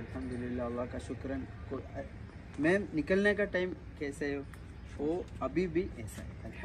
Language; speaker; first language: Hindi; non-native, local second language; Malayalam